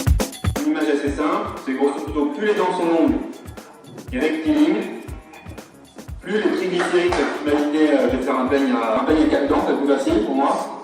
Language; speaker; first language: French; native; French